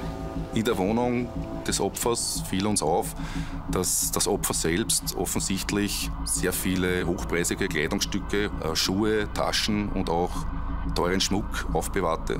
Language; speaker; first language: German; native; German